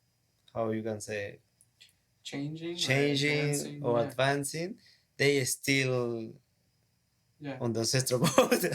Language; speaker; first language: English; non-native, learner; Spanish